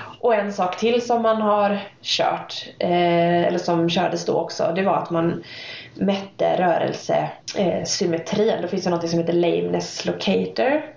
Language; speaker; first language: Swedish; native; Swedish